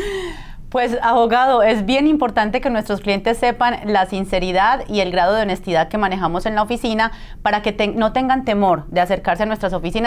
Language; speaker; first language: Spanish; native; Spanish